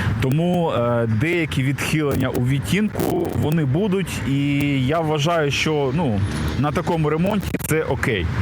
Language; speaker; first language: Ukrainian; native; Ukrainian